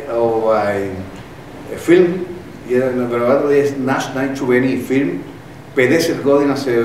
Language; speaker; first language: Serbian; non-native, fluent; Spanish